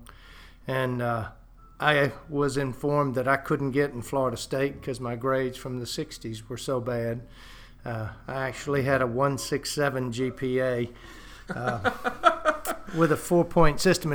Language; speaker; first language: English; native; English